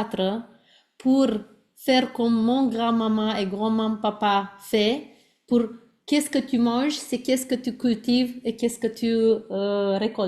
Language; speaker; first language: French; non-native, learner; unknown